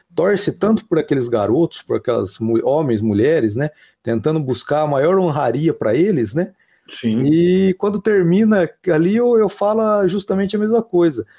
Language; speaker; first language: Portuguese; native; Portuguese